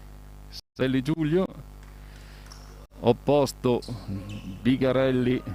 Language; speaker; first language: Italian; native; Italian